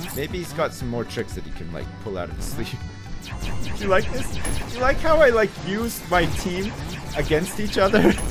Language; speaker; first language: English; native; English